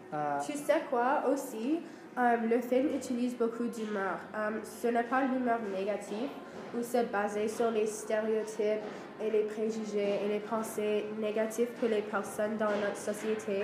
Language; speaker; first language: French; non-native, learner; English